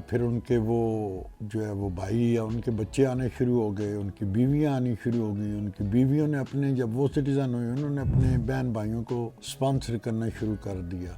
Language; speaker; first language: Urdu; non-native, local second language; Punjabi